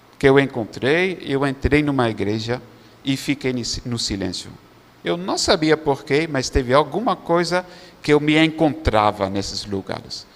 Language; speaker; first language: Portuguese; non-native, fluent; Dutch